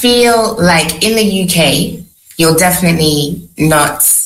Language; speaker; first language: English; native; English